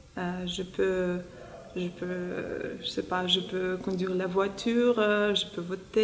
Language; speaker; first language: French; non-native, fluent; Russian